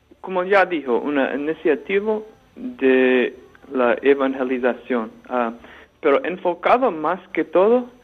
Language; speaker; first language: Spanish; non-native, fluent; English